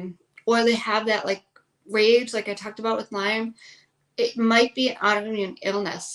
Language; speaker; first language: English; native; English